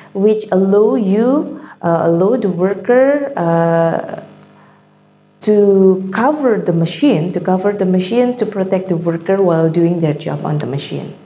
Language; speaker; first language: English; non-native, fluent; Indonesian